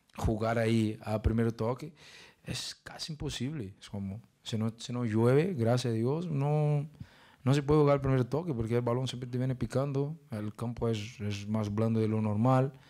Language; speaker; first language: Spanish; non-native, fluent; Portuguese